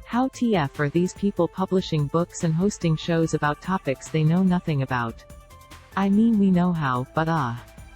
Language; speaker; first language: English; native; English